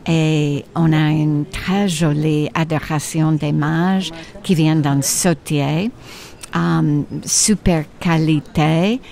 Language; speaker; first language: French; non-native, fluent; English